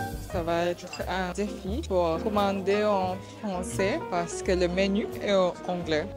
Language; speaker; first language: French; non-native, learner; English